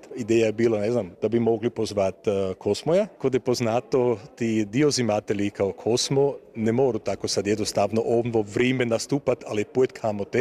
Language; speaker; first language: Croatian; native; Croatian